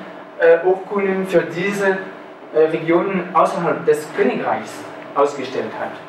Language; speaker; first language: German; non-native, fluent; French